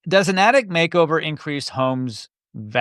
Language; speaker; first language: English; native; English